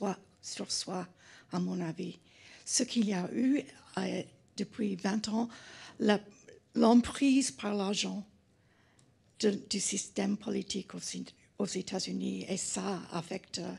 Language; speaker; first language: French; non-native, fluent; English